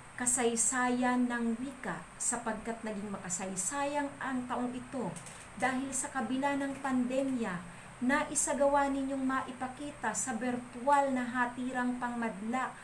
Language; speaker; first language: Filipino; non-native, local second language; Bikol